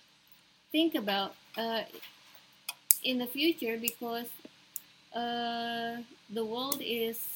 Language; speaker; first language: English; non-native, local second language; Indonesian